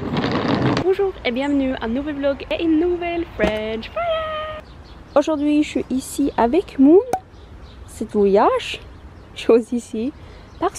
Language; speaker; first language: French; non-native, learner; Norwegian